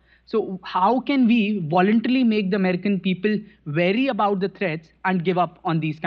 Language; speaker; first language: English; non-native, local second language; Hindi